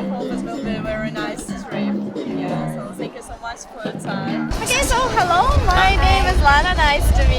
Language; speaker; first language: English; non-native, learner; Russian